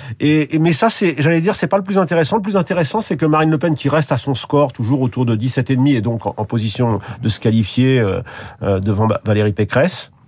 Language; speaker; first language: French; native; French